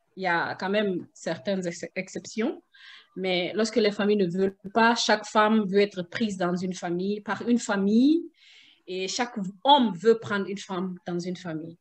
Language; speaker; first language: French; non-native, local second language; Susu